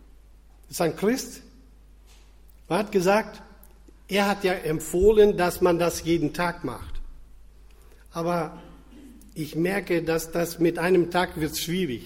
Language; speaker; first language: German; non-native, fluent; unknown